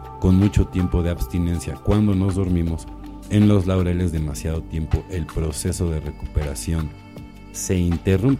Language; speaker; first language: Spanish; native; Spanish